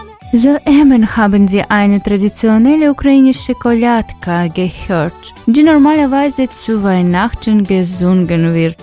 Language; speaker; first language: German; non-native, fluent; Ukrainian